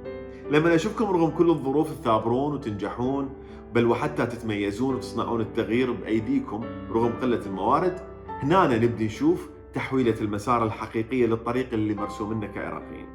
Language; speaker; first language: Arabic; native; Arabic